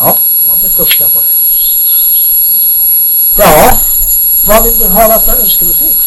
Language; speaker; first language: Swedish; native; Swedish